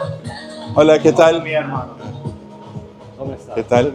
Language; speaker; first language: Spanish; non-native, learner; Turkish